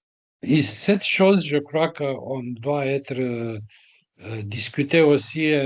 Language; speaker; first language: French; non-native, fluent; Romanian